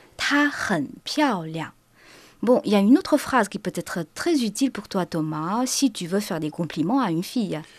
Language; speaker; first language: French; non-native, fluent; Chinese